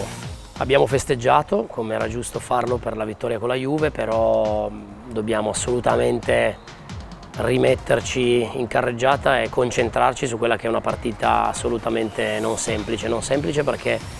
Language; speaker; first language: Italian; native; Italian